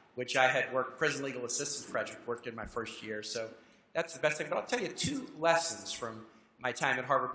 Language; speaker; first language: English; native; English